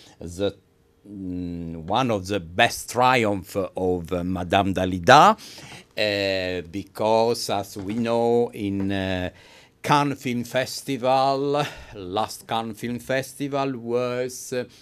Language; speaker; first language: English; non-native, fluent; Italian